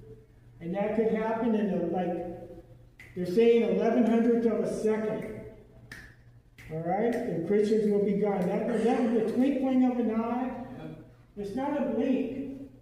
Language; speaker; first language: English; native; English